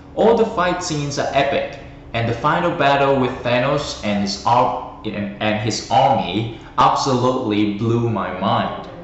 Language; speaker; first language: English; non-native, fluent; Vietnamese